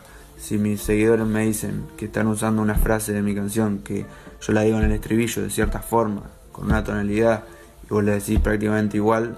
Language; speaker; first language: Spanish; native; Spanish